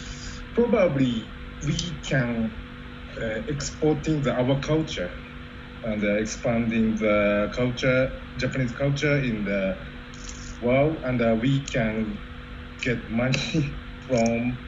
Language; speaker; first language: English; non-native, learner; Japanese